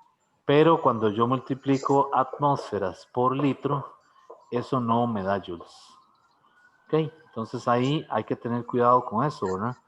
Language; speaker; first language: Spanish; native; Spanish